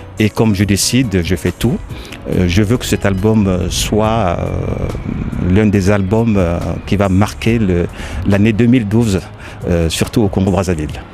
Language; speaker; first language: French; non-native, local second language; Lingala